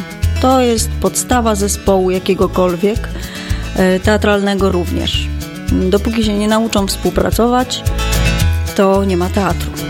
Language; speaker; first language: Polish; native; Polish